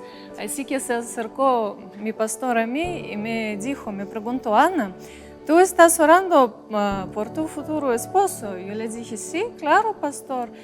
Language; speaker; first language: Spanish; non-native, fluent; Russian